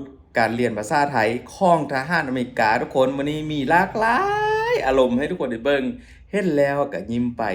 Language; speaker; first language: Thai; non-native, local second language; Lao